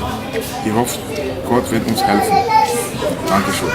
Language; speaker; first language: German; non-native, learner; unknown